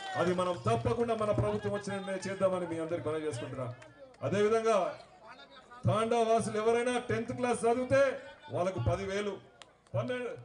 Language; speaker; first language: Telugu; native; Telugu